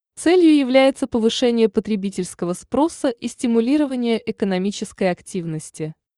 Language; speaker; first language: Russian; non-native, local second language; Uzbek